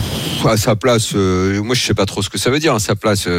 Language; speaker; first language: French; native; French